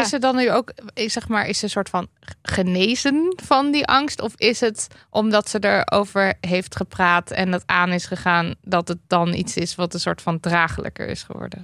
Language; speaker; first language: Dutch; native; Dutch